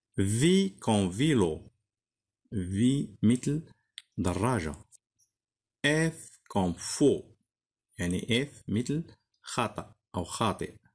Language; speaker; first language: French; non-native, local second language; Arabic